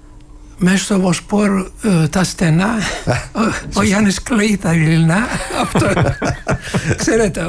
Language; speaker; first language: Greek; non-native, learner; Turkish